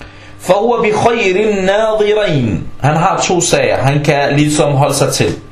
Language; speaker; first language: Danish; early bilingual, other home language; Arabic